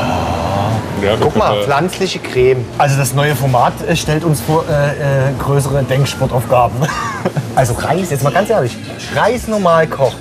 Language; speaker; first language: German; native; German